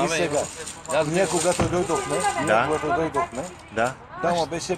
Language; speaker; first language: Bulgarian; early bilingual, heritage; Bulgarian